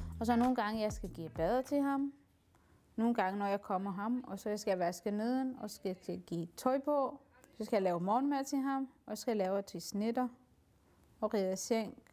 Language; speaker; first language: Danish; non-native, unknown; Somali